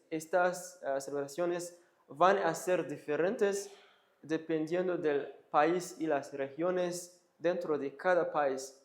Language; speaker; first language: Spanish; non-native, fluent; Kinyarwanda